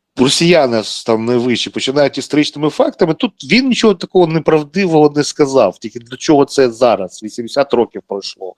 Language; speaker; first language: Ukrainian; non-native, local second language; Russian